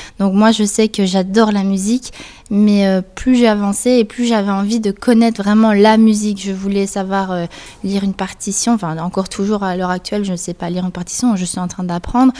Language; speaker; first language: French; early bilingual, other home language; Spanish